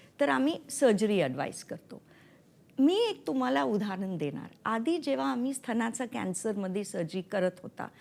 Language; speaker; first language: Marathi; non-native, local second language; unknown